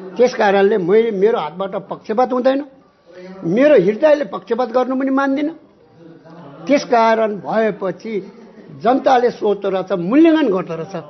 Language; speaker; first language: Nepali; non-native, local second language; Eastern Tamang